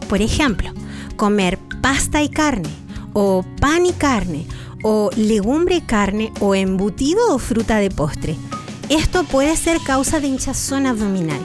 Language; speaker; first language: Spanish; native; Spanish